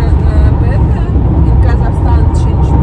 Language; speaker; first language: English; non-native, learner; Russian